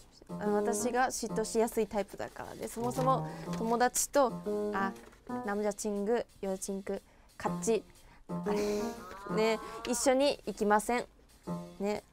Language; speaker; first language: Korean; non-native, learner; Japanese